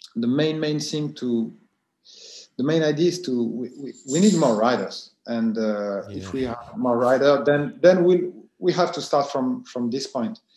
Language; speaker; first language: English; non-native, fluent; French